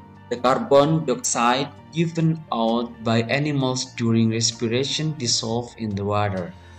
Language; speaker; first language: English; non-native, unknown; Indonesian